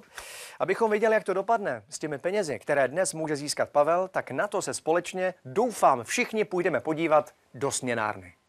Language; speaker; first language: Czech; native; Czech